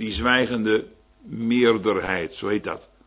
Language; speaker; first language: Dutch; native; Dutch